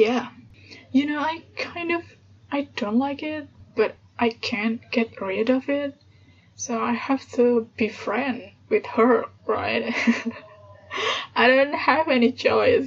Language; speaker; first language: English; non-native, fluent; Indonesian